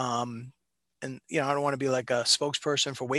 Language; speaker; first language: English; native; English